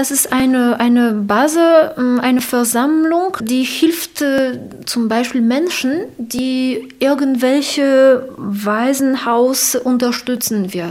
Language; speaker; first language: German; non-native, fluent; Polish